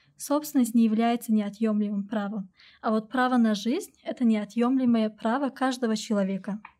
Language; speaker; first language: Russian; non-native, local second language; Tajik